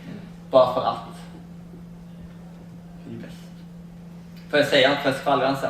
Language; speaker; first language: Swedish; native; Swedish